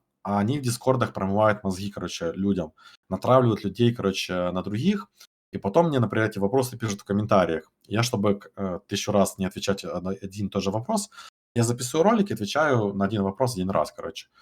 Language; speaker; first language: Russian; native; Russian